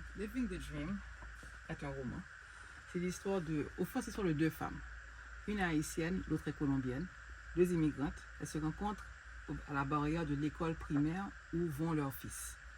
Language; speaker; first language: French; non-native, local second language; Haitian Creole